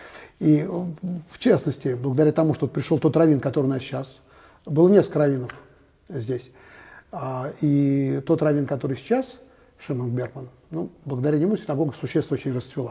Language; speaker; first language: Russian; native; Russian